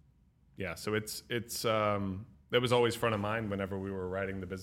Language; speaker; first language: English; native; English